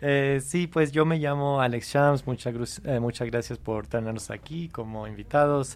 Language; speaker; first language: Spanish; non-native, fluent; English